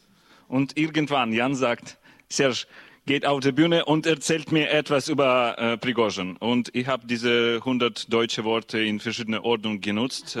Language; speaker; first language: German; non-native, learner; Russian